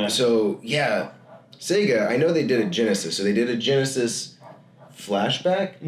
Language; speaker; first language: English; native; English